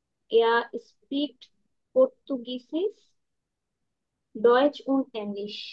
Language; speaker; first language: German; non-native, learner; Bangla